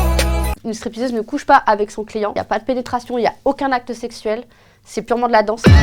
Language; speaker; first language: French; native; French